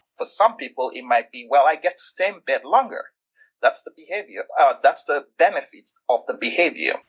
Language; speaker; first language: English; non-native, local second language; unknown